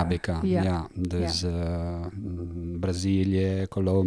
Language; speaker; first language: Dutch; non-native, learner; Italian